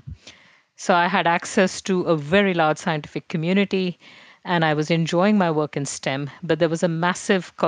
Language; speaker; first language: English; non-native, local second language; Hindi